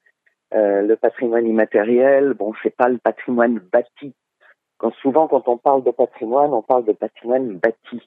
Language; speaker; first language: French; native; French